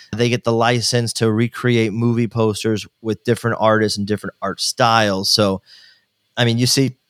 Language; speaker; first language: English; native; English